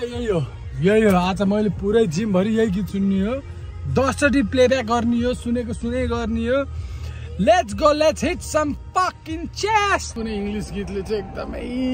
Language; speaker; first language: Nepali; native; Nepali